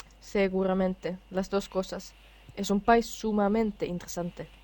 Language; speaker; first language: Spanish; non-native, fluent; Finnish